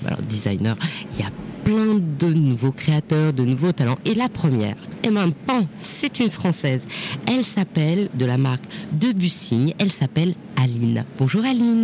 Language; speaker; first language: French; native; French